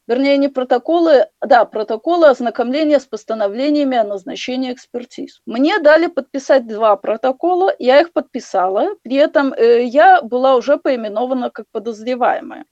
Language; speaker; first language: Russian; native; Russian